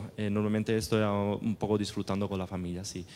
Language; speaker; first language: Spanish; non-native, learner; Italian